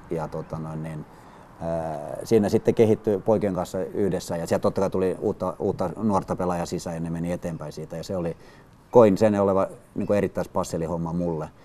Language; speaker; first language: Finnish; early bilingual, other home language; Swedish